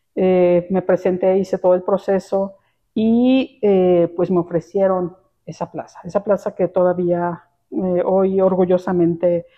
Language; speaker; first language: Spanish; native; Spanish